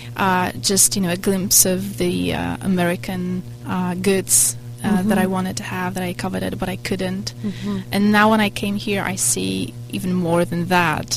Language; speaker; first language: English; non-native, fluent; Polish